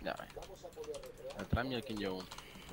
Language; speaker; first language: Spanish; native; Spanish